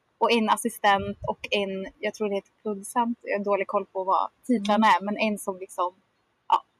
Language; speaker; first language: Swedish; native; Swedish